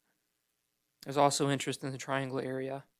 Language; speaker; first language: English; native; English